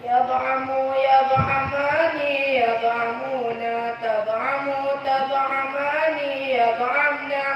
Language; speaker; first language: Arabic; non-native, learner; Achinese